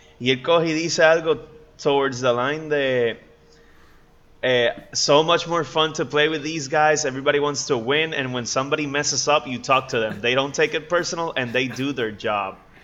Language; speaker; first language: English; non-native, local second language; Spanish